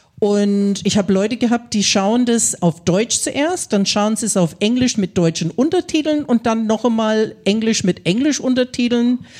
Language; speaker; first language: German; non-native, fluent; English